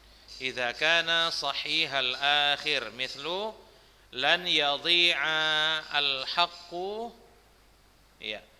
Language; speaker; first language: Arabic; non-native, fluent; Indonesian